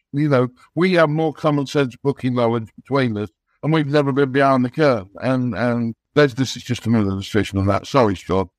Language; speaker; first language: English; native; English